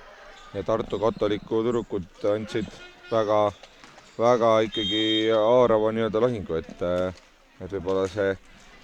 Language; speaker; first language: Estonian; native; Estonian